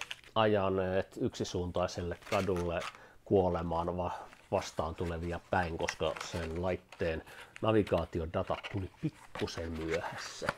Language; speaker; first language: Finnish; native; Finnish